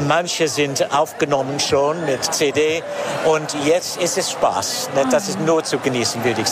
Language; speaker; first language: German; non-native, fluent; English